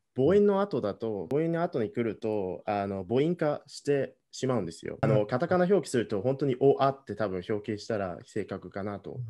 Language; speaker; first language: Japanese; non-native, fluent; German